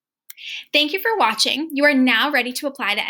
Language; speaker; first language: English; native; English